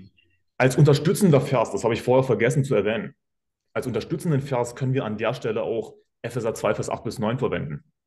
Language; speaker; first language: German; native; German